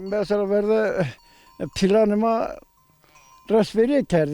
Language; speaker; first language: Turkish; non-native, local second language; Zaza